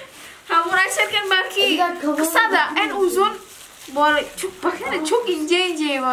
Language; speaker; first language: Turkish; non-native, learner; Indonesian